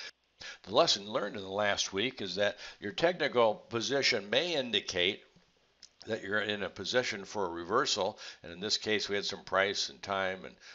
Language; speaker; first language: English; native; English